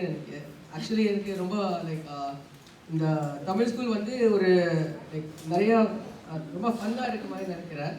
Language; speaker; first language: Tamil; early bilingual, heritage; Tamil